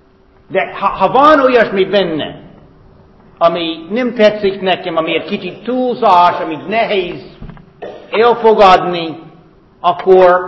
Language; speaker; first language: Hungarian; non-native, fluent; English